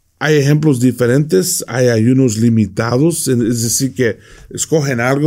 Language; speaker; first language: Spanish; non-native, fluent; English